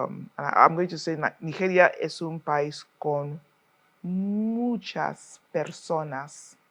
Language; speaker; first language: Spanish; non-native, fluent; English